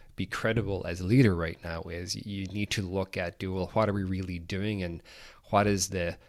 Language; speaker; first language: English; native; English